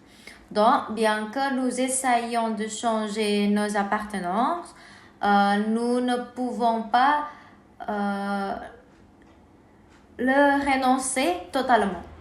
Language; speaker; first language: French; non-native, learner; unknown